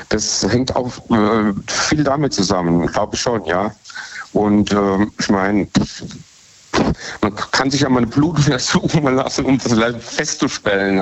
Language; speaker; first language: German; native; German